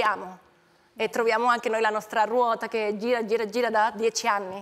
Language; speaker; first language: Italian; non-native, fluent; Spanish